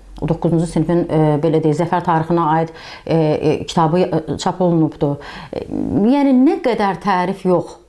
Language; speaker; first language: Azerbaijani; native; Azerbaijani